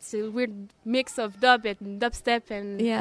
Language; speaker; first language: English; non-native, fluent; French